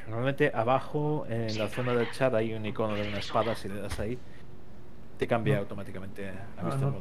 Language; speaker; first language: Spanish; native; Spanish